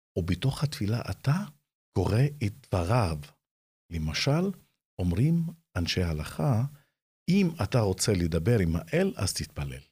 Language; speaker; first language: Hebrew; non-native, local second language; Arabic